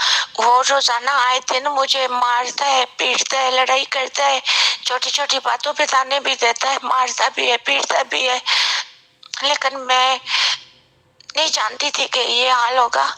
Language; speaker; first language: Hindi; non-native, local second language; Punjabi